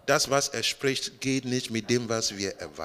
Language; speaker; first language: German; non-native, learner; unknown